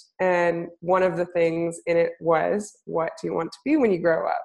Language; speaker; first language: English; native; English